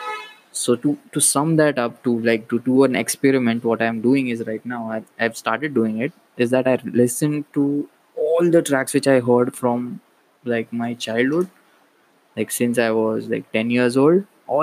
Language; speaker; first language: English; non-native, local second language; Marathi